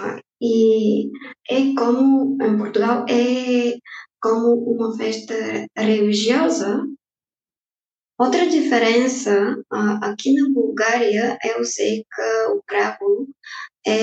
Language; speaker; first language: Portuguese; non-native, fluent; Bulgarian